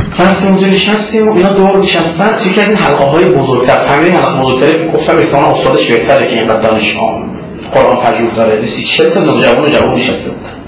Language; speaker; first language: Persian; non-native, local second language; Azerbaijani